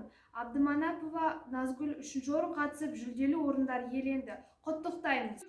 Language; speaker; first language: Kazakh; native; Kazakh